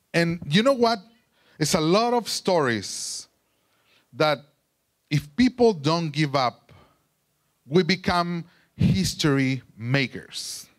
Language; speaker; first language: English; non-native, fluent; Spanish